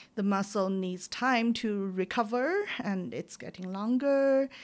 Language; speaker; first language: English; non-native, fluent; Chinese